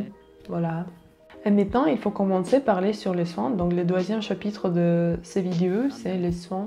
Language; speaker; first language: French; non-native, learner; Russian